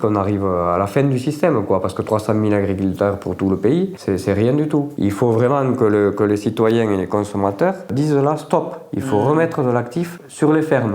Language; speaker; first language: French; native; French